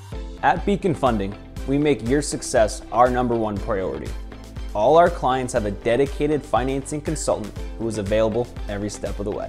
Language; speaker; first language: English; native; English